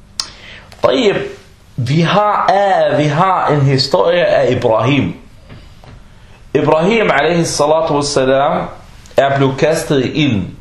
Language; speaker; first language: Danish; non-native, fluent; Arabic